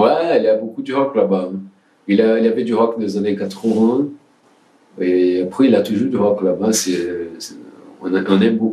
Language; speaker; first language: French; non-native, learner; Portuguese